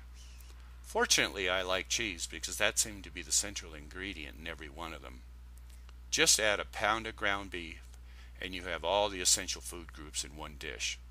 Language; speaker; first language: English; native; English